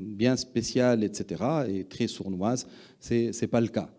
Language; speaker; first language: French; non-native, local second language; Arabic